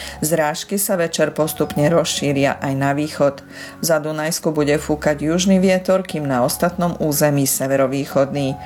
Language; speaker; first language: Slovak; early bilingual, heritage; Slovak